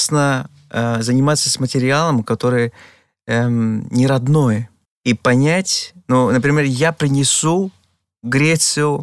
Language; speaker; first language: Russian; non-native, fluent; Greek